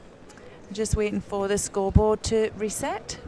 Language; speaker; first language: English; native; English